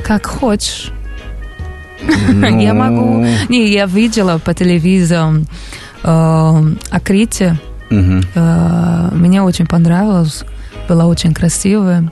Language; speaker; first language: Russian; non-native, learner; Portuguese